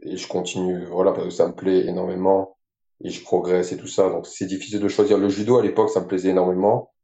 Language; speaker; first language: French; native; French